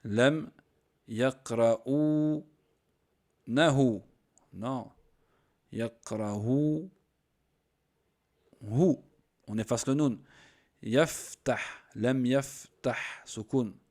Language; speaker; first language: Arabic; non-native, fluent; French